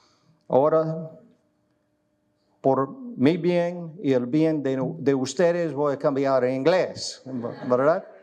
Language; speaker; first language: Spanish; non-native, learner; English